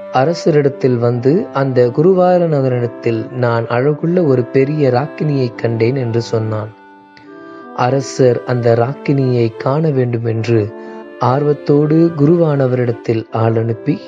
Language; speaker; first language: Tamil; native; Tamil